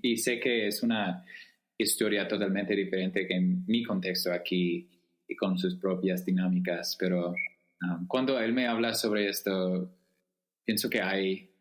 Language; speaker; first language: Spanish; non-native, fluent; English